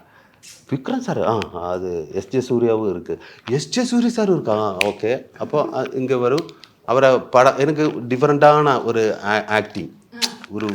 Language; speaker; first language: Tamil; non-native, learner; Malayalam